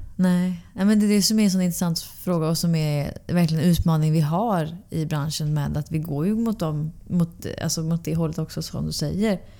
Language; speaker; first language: Swedish; native; Swedish